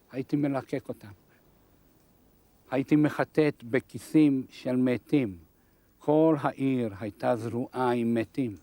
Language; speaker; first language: Hebrew; non-native, fluent; Hungarian